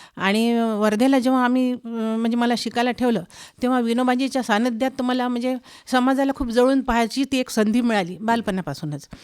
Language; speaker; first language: Marathi; non-native, local second language; Hindi